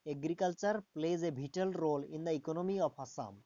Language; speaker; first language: English; non-native, local second language; Assamese